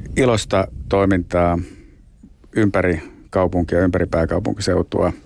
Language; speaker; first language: Finnish; native; Finnish